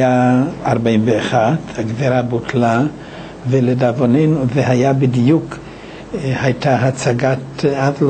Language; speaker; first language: Hebrew; non-native, fluent; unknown